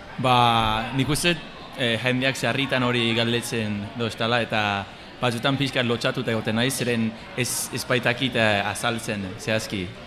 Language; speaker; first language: Basque; non-native, fluent; English